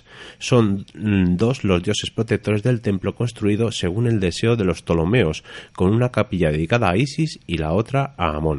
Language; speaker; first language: Spanish; native; Spanish